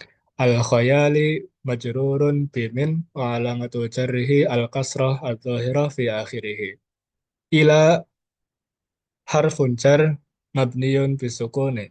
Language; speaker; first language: Arabic; non-native, learner; Indonesian